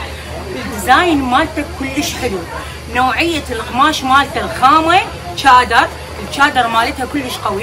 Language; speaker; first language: Arabic; native; Arabic